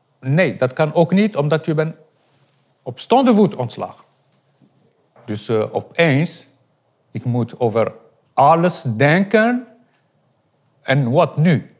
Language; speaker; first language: Dutch; non-native, fluent; Arabic